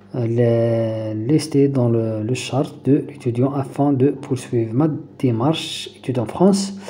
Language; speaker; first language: French; non-native, local second language; Arabic